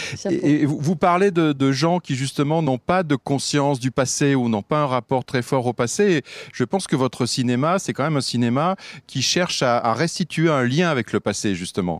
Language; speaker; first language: French; native; French